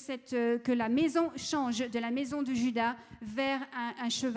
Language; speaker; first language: French; native; French